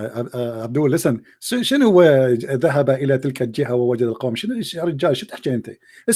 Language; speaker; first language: Arabic; native; Arabic